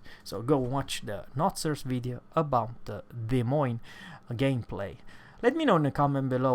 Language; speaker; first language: English; non-native, fluent; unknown